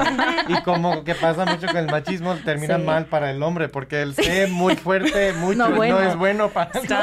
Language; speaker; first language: Spanish; non-native, learner; Persian